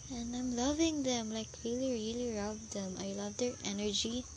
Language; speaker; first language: English; non-native, local second language; Filipino